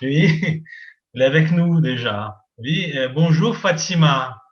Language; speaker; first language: French; non-native, fluent; Portuguese